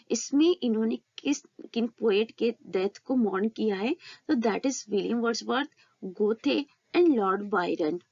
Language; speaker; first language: Hindi; native; Hindi